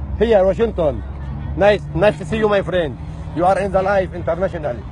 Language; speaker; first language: English; non-native, learner; Arabic